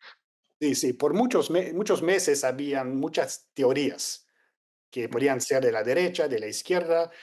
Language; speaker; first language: Spanish; non-native, fluent; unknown